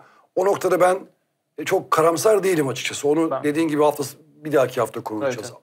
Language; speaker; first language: Turkish; native; Turkish